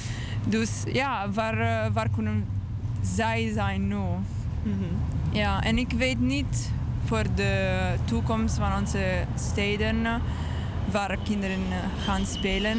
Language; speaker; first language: Dutch; non-native, learner; English